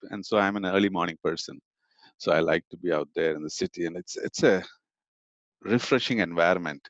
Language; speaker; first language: English; non-native, local second language; Tamil